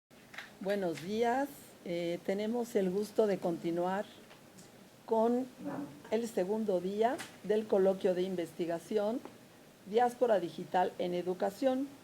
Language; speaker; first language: Spanish; native; Spanish